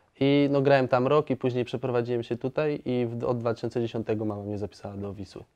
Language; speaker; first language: Polish; early bilingual, other home language; Spanish